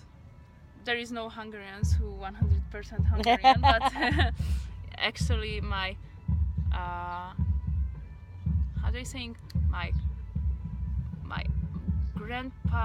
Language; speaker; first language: English; non-native, learner; Hungarian